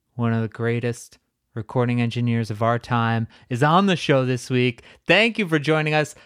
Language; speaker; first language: English; native; English